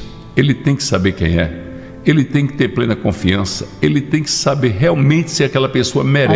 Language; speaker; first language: Portuguese; native; Portuguese